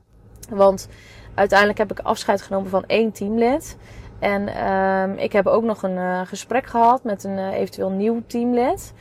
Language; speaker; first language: Dutch; native; Dutch